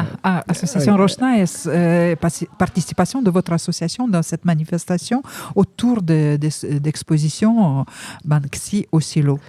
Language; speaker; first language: French; native; French